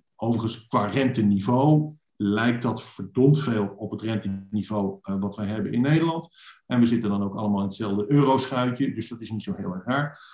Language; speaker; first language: Dutch; native; Dutch